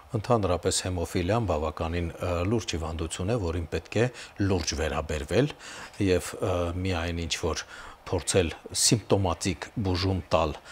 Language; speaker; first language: Armenian; native; Armenian